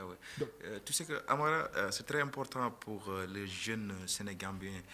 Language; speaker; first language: French; non-native, fluent; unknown